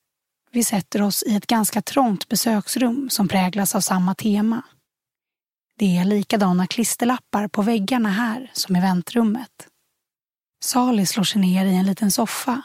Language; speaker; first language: Swedish; native; Swedish